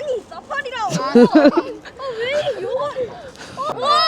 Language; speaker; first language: Korean; native; Korean